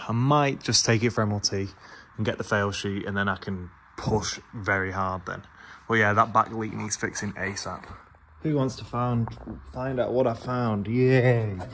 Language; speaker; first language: English; native; English